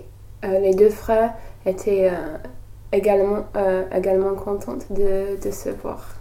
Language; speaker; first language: French; non-native, learner; English